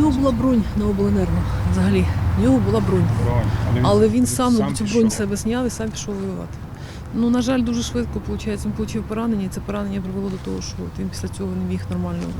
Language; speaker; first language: Ukrainian; native; Ukrainian